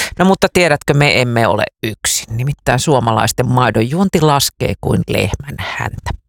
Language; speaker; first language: Finnish; native; Finnish